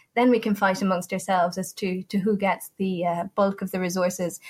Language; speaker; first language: English; non-native, fluent; Italian